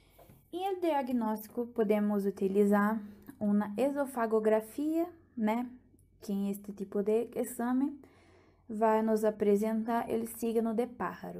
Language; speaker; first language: Portuguese; non-native, learner; Spanish